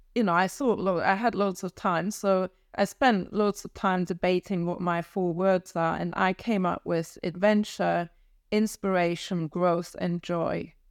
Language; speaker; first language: English; non-native, fluent; German